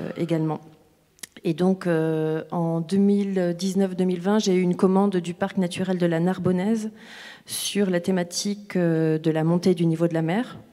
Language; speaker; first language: French; native; French